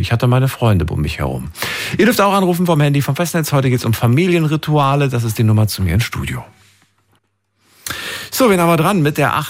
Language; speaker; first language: German; native; German